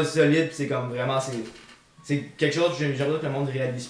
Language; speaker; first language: French; native; French